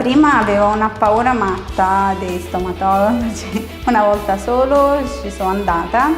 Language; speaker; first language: Italian; non-native, fluent; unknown